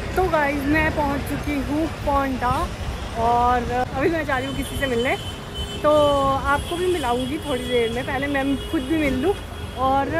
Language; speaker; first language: Hindi; native; Hindi